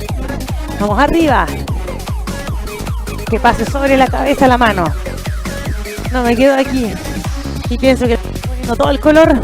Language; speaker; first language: Spanish; native; Spanish